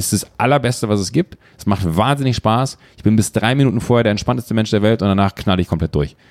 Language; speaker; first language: German; native; German